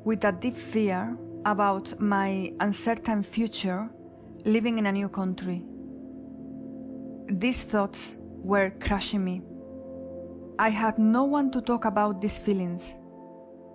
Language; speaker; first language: English; non-native, fluent; Spanish